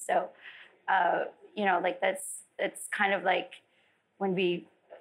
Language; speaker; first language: English; non-native, local second language; Filipino